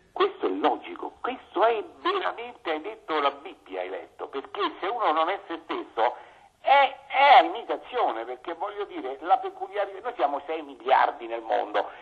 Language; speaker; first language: Italian; native; Italian